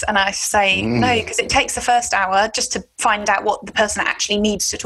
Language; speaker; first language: English; native; English